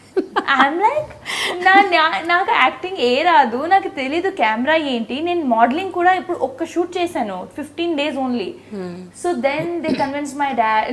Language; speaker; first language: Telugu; non-native, fluent; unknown